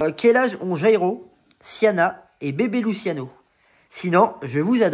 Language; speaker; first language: French; native; French